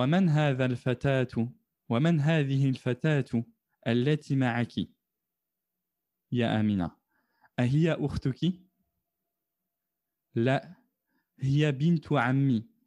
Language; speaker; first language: Arabic; non-native, fluent; French